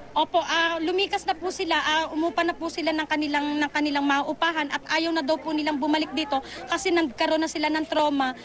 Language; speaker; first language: Filipino; native; Filipino